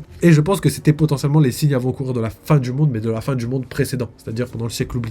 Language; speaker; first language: French; native; French